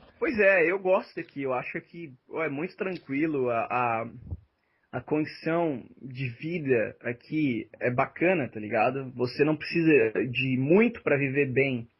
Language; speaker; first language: Portuguese; native; Portuguese